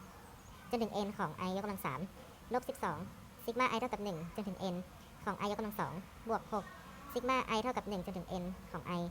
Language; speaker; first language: Thai; native; Thai